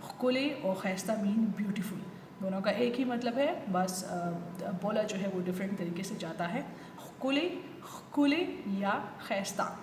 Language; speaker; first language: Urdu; non-native, local second language; Pashto